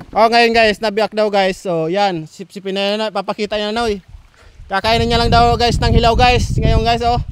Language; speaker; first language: Filipino; non-native, local second language; Bikol